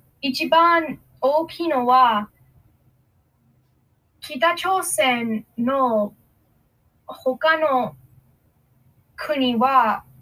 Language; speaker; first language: Japanese; non-native, learner; English